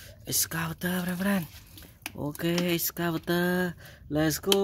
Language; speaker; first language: English; non-native, learner; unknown